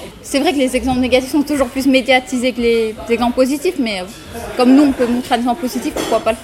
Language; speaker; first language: French; early bilingual, other home language; Romanian